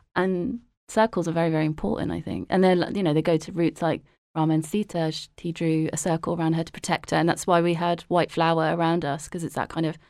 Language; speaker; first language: English; native; English